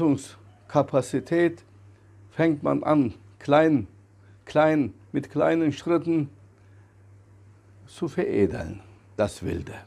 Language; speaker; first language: German; non-native, fluent; Turkish